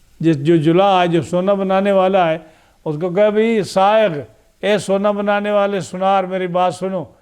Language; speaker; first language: Urdu; non-native, local second language; Punjabi